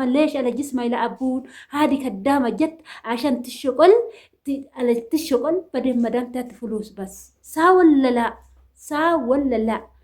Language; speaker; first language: Arabic; non-native, learner; Oromo